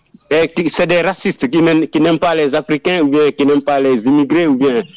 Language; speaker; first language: French; non-native, local second language; Wolof